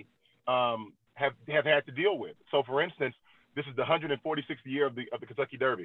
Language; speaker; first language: English; native; English